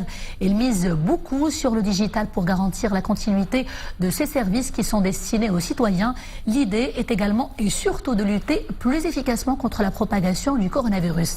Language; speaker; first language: French; non-native, local second language; Arabic